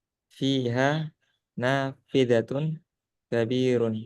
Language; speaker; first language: Arabic; non-native, learner; Indonesian